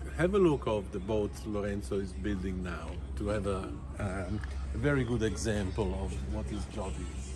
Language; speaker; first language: English; non-native, fluent; Italian